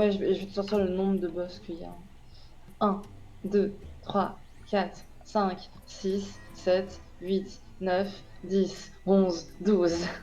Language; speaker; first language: French; native; French